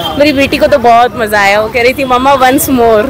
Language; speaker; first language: Hindi; native; Hindi